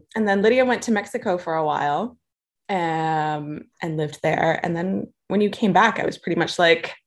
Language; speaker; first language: English; native; English